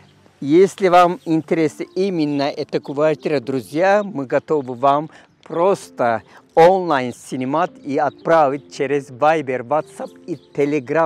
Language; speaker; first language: Russian; non-native, fluent; Turkish